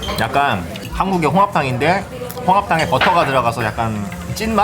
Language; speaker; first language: Korean; native; Korean